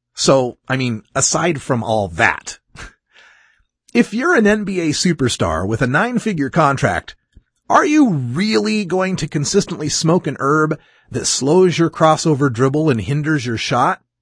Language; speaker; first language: English; native; English